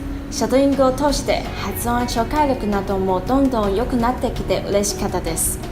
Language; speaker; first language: Japanese; non-native, learner; Chinese